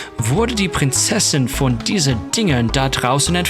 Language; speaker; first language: German; non-native, learner; English